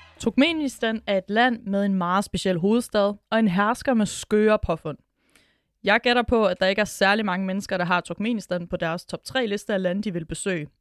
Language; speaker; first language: Danish; native; Danish